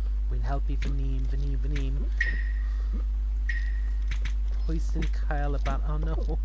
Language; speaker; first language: Welsh; non-native, learner; English